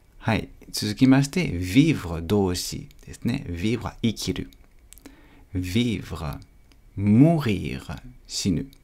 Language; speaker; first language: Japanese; non-native, fluent; French